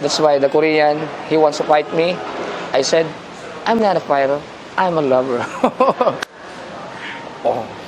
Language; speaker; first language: English; non-native, local second language; Filipino